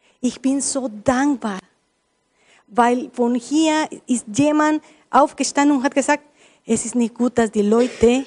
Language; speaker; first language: German; non-native, learner; Spanish